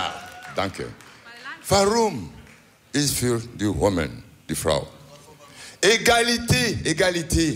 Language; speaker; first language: German; non-native, learner; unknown